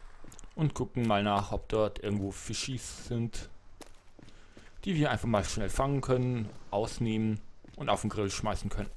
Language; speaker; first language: German; native; German